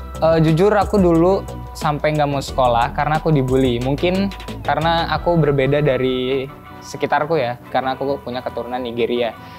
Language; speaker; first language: Indonesian; native; Indonesian